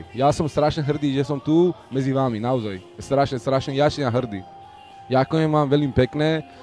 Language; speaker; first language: Slovak; non-native, learner; Persian